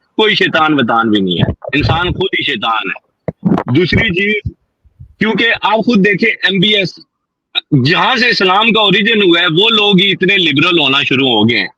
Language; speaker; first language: Urdu; non-native, local second language; Punjabi